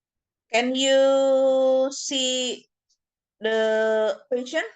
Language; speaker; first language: English; non-native, fluent; Indonesian